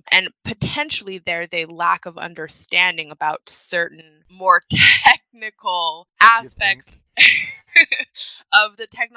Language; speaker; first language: English; native; English